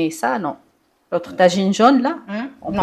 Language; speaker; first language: French; non-native, local second language; Arabic